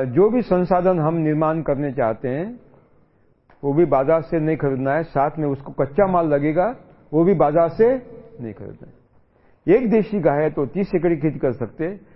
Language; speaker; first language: Hindi; non-native, local second language; Marathi